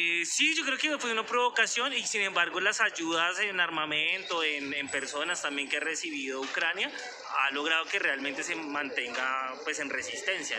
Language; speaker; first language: Spanish; native; Spanish